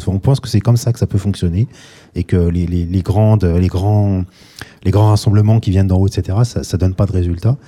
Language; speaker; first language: French; native; French